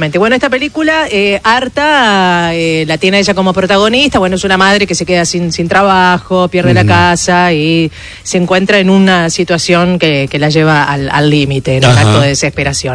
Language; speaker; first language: Spanish; native; Spanish